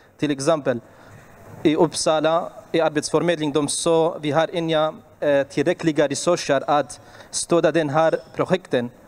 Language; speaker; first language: Swedish; non-native, learner; Arabic